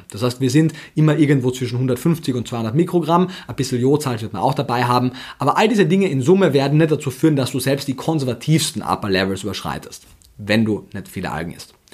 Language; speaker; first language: German; native; German